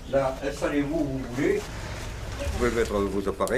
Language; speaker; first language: French; native; French